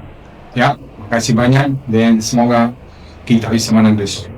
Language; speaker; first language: Indonesian; non-native, fluent; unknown